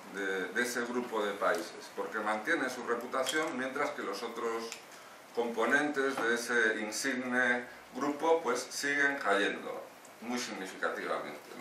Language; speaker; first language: Spanish; native; Spanish